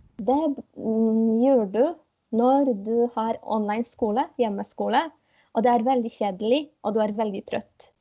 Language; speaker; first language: Norwegian; non-native, fluent; Polish